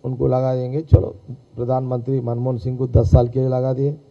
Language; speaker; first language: Hindi; non-native, local second language; Telugu